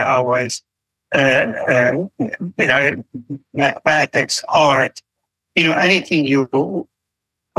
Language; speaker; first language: English; non-native, fluent; Arabic